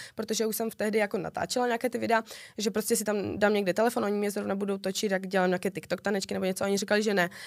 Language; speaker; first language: Czech; native; Czech